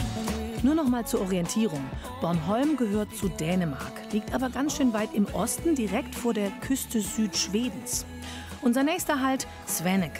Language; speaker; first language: German; native; German